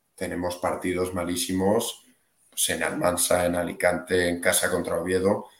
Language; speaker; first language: Spanish; native; Spanish